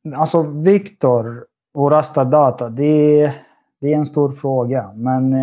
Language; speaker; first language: Swedish; non-native, fluent; Arabic